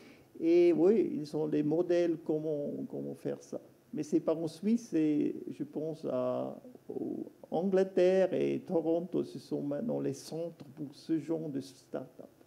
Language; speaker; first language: French; non-native, local second language; German